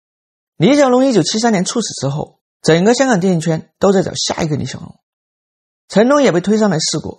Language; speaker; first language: Chinese; native; Chinese